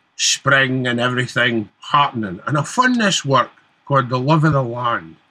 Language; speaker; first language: English; native; English